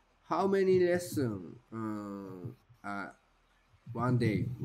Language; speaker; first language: English; non-native, learner; Japanese